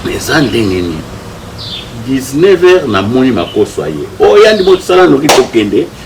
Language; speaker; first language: Lingala; non-native, local second language; Kituba (Democratic Republic of Congo)